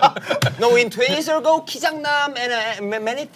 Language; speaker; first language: English; non-native, learner; Korean